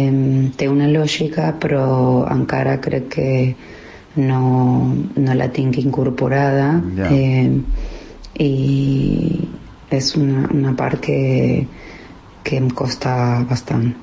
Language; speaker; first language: Catalan; non-native, fluent; Spanish